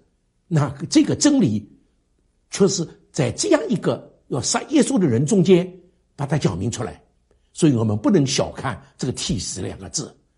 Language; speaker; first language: Chinese; native; Chinese